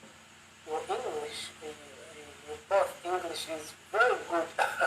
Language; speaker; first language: English; non-native, learner; Turkish